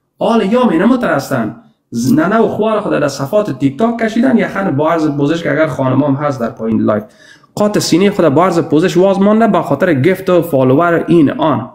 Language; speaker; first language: Persian; native; Persian